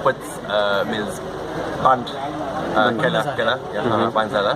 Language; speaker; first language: Marathi; non-native, learner; English